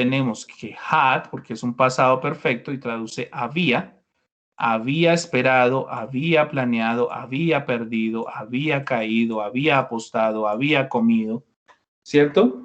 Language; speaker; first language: Spanish; non-native, fluent; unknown